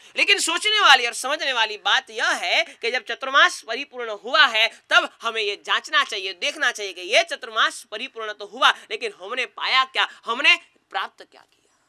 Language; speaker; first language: Hindi; non-native, local second language; Gujarati